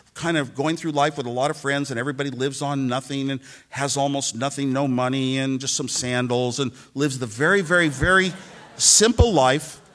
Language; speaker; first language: English; native; English